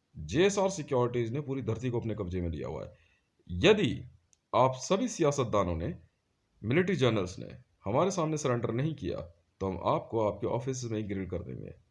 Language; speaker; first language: Hindi; native; Hindi